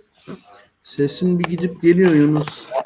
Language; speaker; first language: Turkish; early bilingual, heritage; Turkish